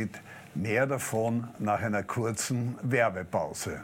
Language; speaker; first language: German; native; German